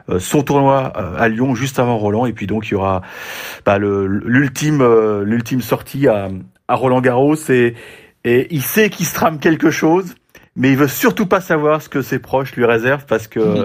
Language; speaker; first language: French; native; French